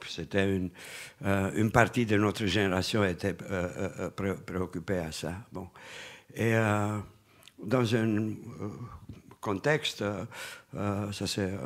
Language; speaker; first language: French; non-native, fluent; Romanian